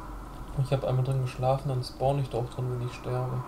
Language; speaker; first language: German; native; German